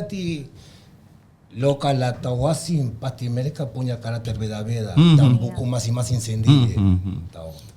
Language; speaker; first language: Indonesian; non-native, learner; Spanish